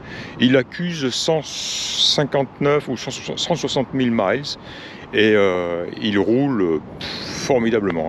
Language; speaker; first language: French; native; French